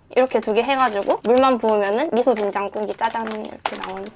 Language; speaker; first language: Korean; native; Korean